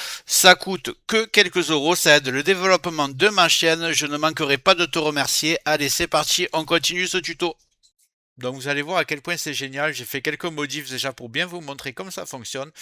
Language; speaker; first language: French; native; French